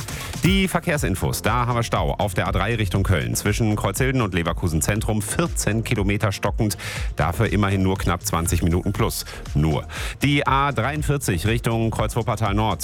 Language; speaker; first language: German; native; German